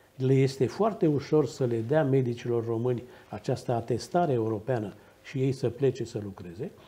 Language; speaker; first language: Romanian; native; Romanian